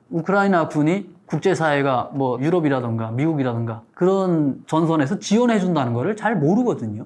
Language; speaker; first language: Korean; native; Korean